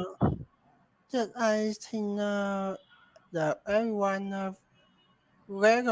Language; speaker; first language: English; non-native, learner; Vietnamese